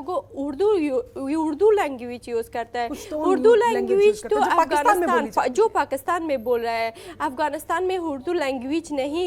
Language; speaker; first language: Hindi; non-native, learner; Persian